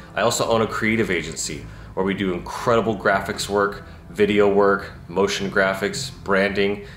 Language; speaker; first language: English; native; English